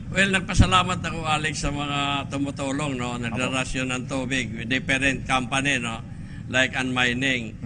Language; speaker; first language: Filipino; non-native, local second language; Cebuano